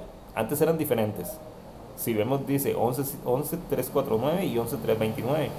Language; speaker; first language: Spanish; native; Spanish